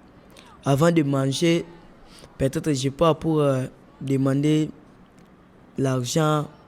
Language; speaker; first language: French; non-native, local second language; Lingala